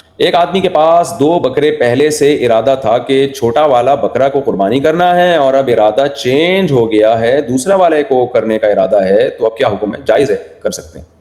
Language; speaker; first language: Urdu; native; Urdu